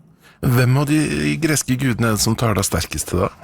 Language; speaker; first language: Norwegian; native; Norwegian